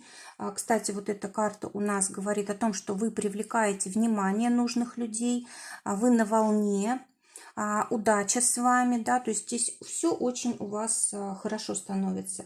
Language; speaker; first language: Russian; native; Russian